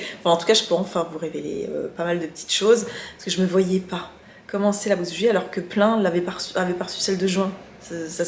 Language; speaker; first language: French; native; French